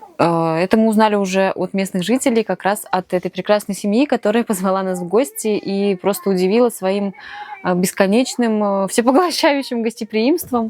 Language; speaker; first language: Russian; native; Russian